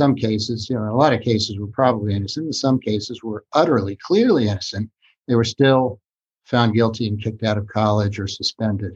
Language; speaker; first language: English; native; English